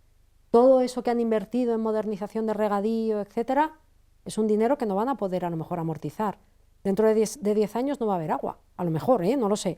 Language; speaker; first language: Spanish; native; Spanish